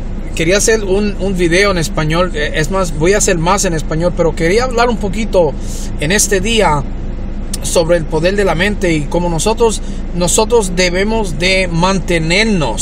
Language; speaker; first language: Spanish; early bilingual, heritage; Spanish